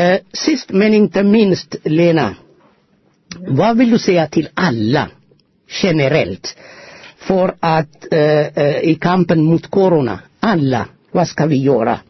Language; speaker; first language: Swedish; non-native, fluent; Amharic